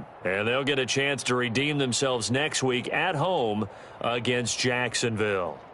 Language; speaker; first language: English; native; English